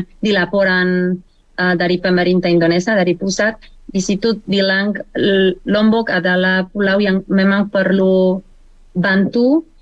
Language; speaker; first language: Indonesian; non-native, learner; Spanish